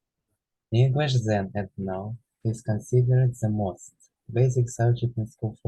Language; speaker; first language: English; non-native, learner; Ukrainian